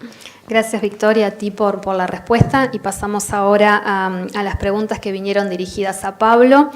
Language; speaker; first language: Spanish; native; Spanish